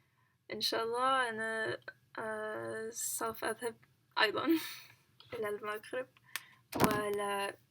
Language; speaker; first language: Arabic; non-native, learner; English